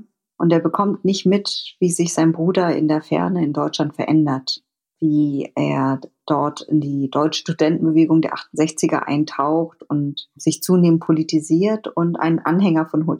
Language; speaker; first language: German; early bilingual, other home language; Vietnamese